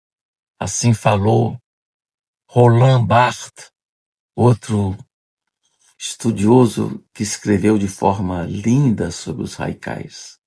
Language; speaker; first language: Portuguese; native; Portuguese